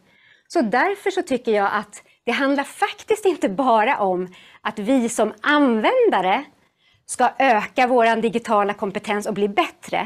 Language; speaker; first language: Swedish; native; Swedish